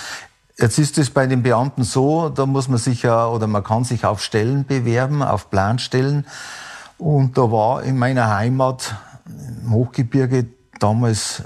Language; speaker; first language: German; native; German